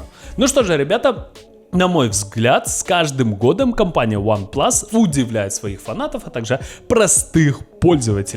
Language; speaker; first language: Russian; native; Russian